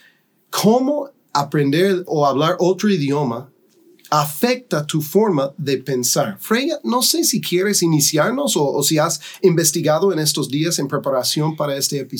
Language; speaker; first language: Spanish; non-native, fluent; English